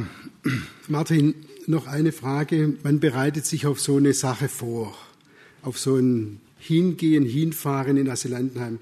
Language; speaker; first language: German; native; German